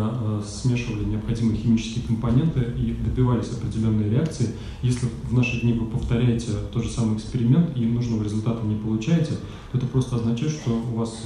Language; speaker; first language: Russian; native; Russian